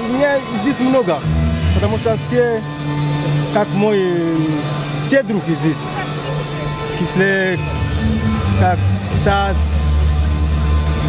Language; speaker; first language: Russian; non-native, learner; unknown